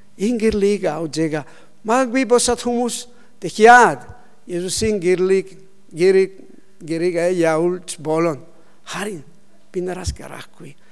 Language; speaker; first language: Mongolian; non-native, learner; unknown